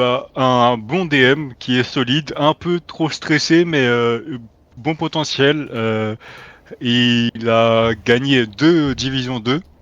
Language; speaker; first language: French; native; French